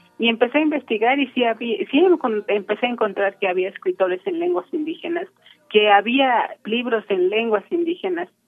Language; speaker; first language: Spanish; non-native, local second language; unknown